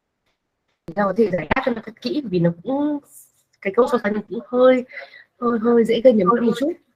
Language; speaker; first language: Vietnamese; native; Vietnamese